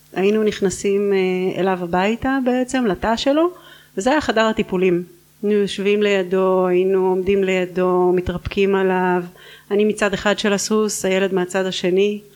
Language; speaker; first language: Hebrew; native; Hebrew